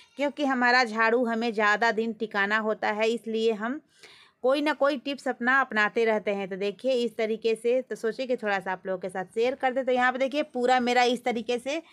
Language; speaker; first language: Hindi; native; Hindi